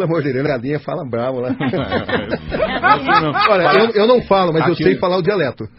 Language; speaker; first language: Portuguese; native; Portuguese